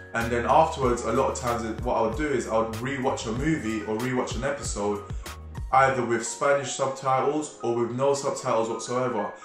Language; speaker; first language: English; native; English